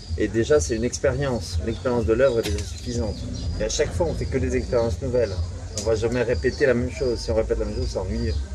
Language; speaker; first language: French; native; French